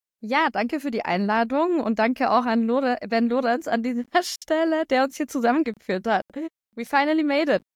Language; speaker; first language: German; early bilingual, other home language; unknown